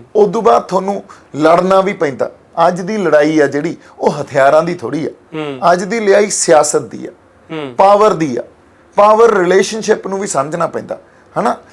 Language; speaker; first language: Punjabi; native; Punjabi